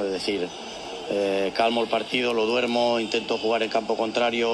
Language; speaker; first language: Spanish; native; Spanish